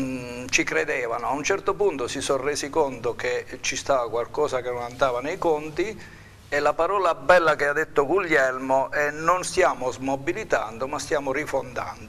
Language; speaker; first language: Italian; native; Italian